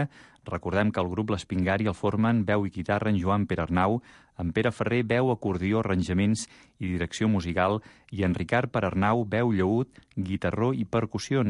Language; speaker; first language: Catalan; native; Catalan